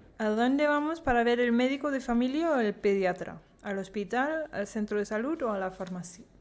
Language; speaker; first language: Spanish; non-native, fluent; Danish